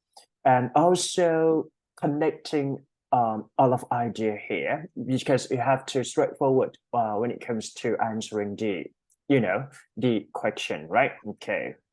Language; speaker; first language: English; non-native, learner; Thai